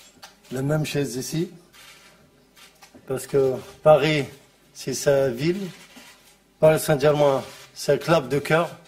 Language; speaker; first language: French; non-native, learner; Arabic